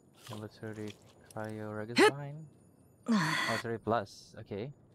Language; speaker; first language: English; non-native, local second language; Malay